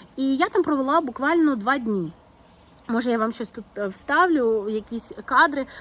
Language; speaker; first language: Ukrainian; non-native, local second language; Russian